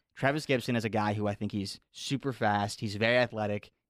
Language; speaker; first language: English; native; English